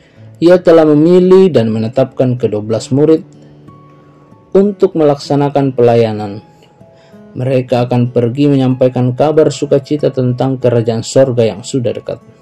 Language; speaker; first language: Indonesian; native; Indonesian